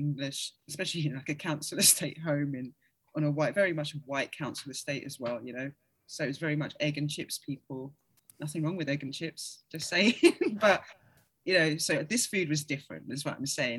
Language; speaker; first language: English; native; English